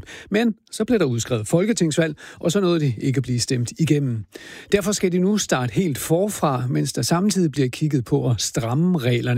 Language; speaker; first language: Danish; native; Danish